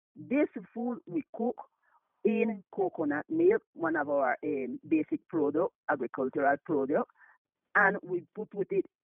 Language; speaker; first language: English; non-native, local second language; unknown